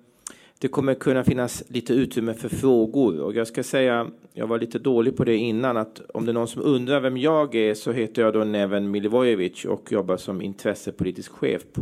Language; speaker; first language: Swedish; native; Swedish